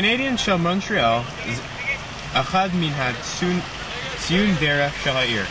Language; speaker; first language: Hebrew; non-native, learner; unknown